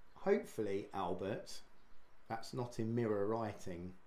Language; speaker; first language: English; native; English